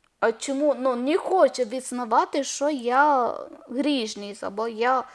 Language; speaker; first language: Ukrainian; non-native, learner; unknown